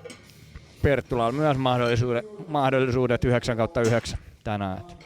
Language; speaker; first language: Finnish; native; Finnish